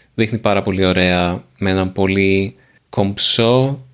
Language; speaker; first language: Greek; native; Greek